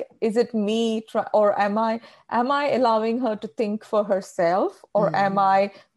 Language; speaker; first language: English; non-native, local second language; Malayalam